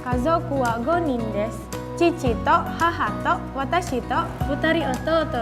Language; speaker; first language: Japanese; non-native, learner; Indonesian